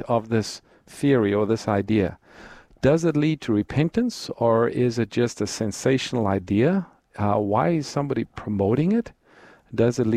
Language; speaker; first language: English; native; English